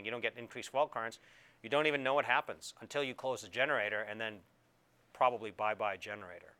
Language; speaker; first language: English; native; English